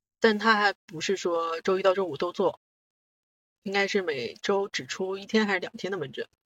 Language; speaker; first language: Chinese; non-native, local second language; Korean